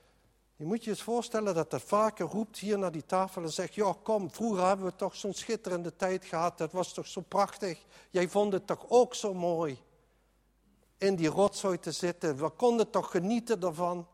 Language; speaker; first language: Dutch; native; Dutch